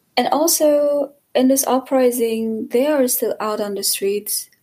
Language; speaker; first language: English; non-native, fluent; Persian